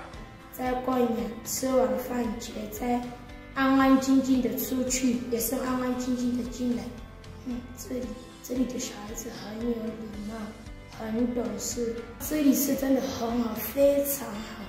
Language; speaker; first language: Chinese; non-native, learner; Southern Sotho